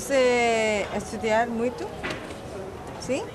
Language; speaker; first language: Portuguese; non-native, learner; Korean